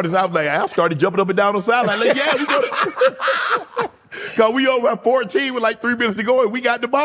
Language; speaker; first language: English; native; English